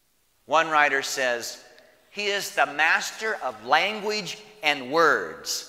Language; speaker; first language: English; native; English